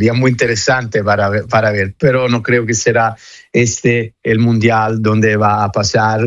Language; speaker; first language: Spanish; non-native, fluent; Italian